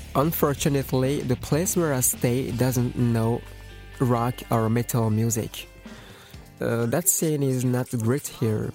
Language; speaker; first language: English; non-native, fluent; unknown